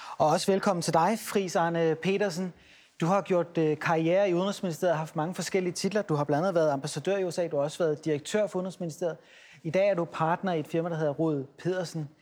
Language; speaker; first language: Danish; native; Danish